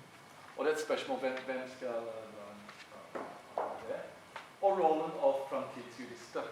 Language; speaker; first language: Norwegian; non-native, fluent; English